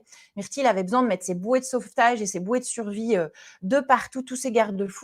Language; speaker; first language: French; native; French